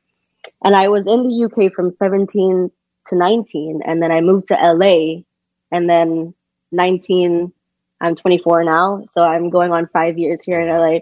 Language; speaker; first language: English; native; English